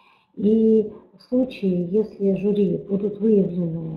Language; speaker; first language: Russian; native; Russian